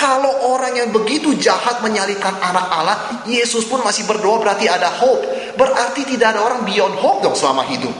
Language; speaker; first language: Indonesian; native; Indonesian